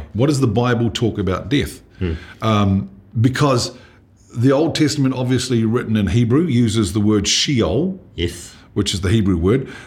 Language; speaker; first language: English; native; English